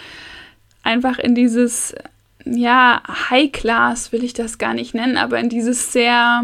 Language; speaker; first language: German; native; German